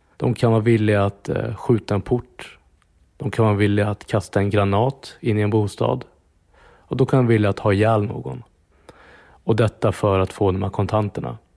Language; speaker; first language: Swedish; native; Swedish